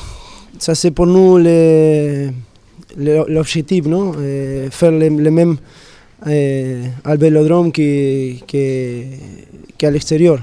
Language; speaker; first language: French; non-native, learner; Spanish